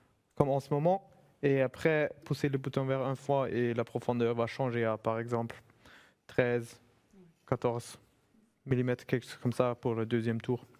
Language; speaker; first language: French; non-native, fluent; German